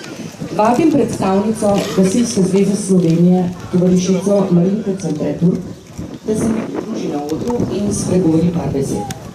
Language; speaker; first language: Slovenian; native; Slovenian